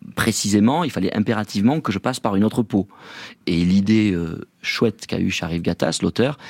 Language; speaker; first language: French; native; French